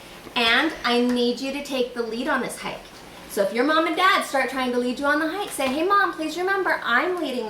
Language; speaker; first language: English; native; English